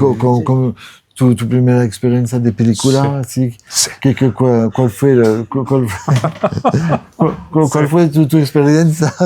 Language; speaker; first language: Spanish; non-native, learner; French